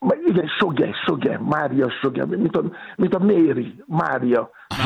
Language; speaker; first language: Hungarian; non-native, fluent; Yoruba